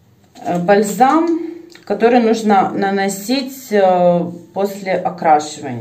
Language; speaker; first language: Russian; native; Russian